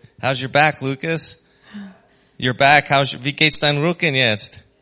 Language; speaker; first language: German; non-native, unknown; English